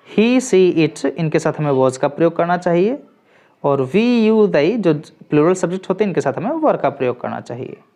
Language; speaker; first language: Hindi; native; Hindi